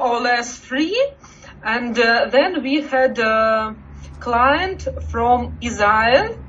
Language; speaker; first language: English; non-native, learner; Russian